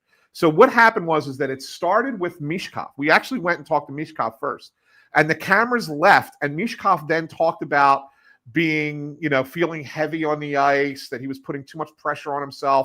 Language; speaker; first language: English; native; English